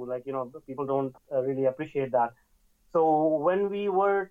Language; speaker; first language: English; non-native, local second language; Hindi